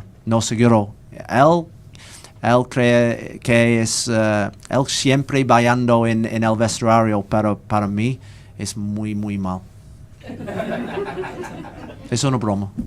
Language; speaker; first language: Spanish; non-native, learner; English